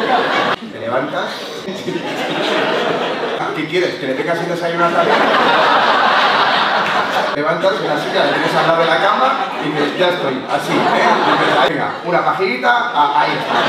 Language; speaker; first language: Spanish; native; Spanish